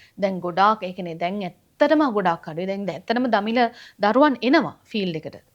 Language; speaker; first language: Sinhala; non-native, local second language; Tamil